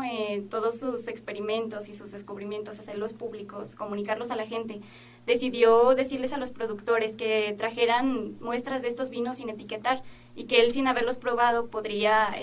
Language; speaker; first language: Spanish; native; Spanish